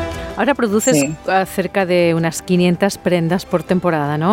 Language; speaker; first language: Spanish; native; Spanish